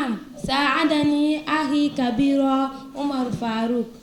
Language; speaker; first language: Arabic; non-native, learner; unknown